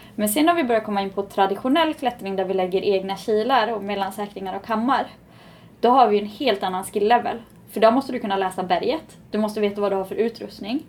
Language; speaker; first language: Swedish; native; Swedish